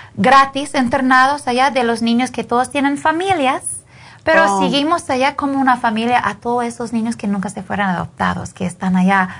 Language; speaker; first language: Spanish; non-native, fluent; English